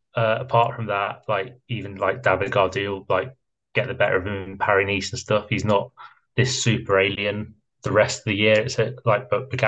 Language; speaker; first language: English; native; English